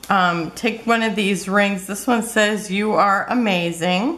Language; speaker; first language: English; native; English